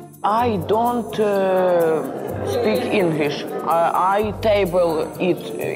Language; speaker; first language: English; non-native, learner; Russian